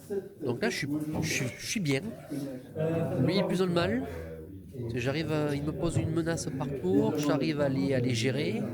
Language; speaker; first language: French; native; French